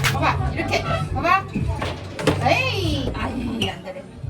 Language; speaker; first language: Korean; native; Korean